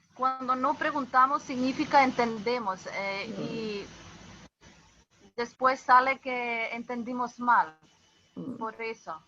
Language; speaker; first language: Spanish; non-native, fluent; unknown